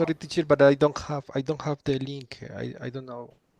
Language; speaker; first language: English; non-native, learner; Spanish